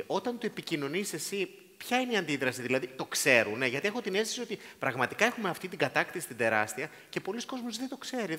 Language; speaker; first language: Greek; native; Greek